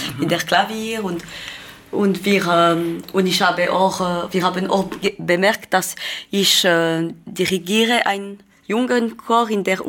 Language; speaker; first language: German; non-native, learner; French